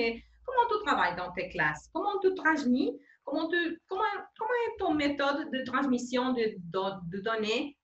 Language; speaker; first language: French; non-native, learner; Spanish